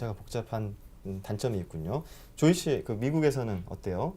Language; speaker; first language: Korean; native; Korean